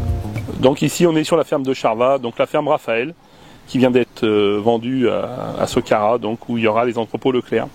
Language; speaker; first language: French; native; French